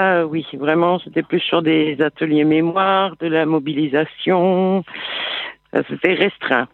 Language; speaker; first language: French; native; French